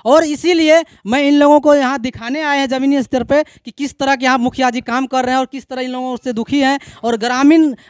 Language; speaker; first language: Hindi; native; Hindi